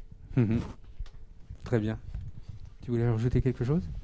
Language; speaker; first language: French; native; French